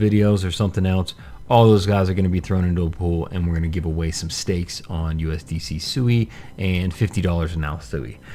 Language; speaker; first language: English; native; English